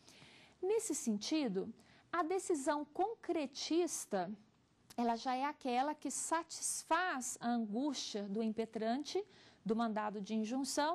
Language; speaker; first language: Portuguese; native; Portuguese